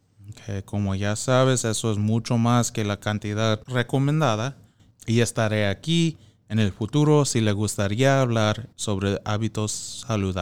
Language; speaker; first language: Spanish; non-native, fluent; English